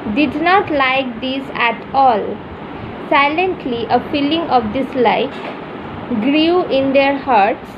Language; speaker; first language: English; non-native, local second language; Bangla